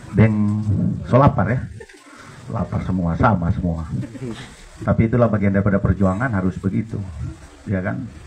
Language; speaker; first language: Indonesian; native; Indonesian